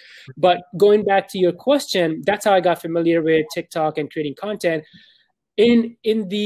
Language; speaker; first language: English; non-native, local second language; Urdu